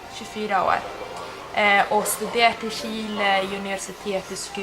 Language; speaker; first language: Norwegian; non-native, fluent; Spanish